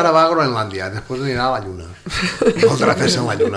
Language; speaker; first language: Catalan; native; Catalan